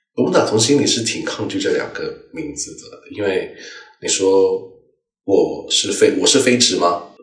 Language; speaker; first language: Chinese; non-native, local second language; Cantonese